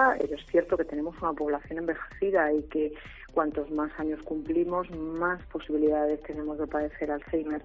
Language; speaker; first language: Spanish; native; Spanish